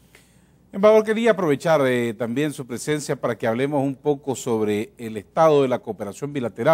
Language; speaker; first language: Spanish; native; Spanish